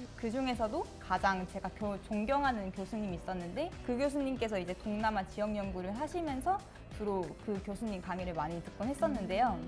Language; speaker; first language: Korean; native; Korean